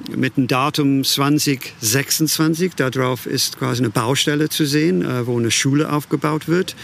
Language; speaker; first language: German; non-native, fluent; English